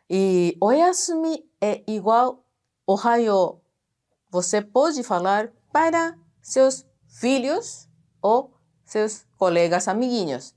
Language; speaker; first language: Portuguese; non-native, fluent; Japanese